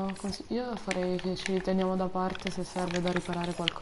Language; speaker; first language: Italian; native; Italian